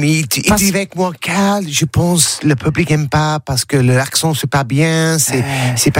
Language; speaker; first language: French; non-native, learner; English